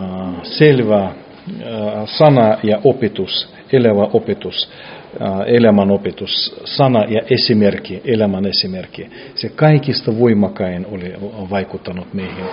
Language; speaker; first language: Finnish; non-native, fluent; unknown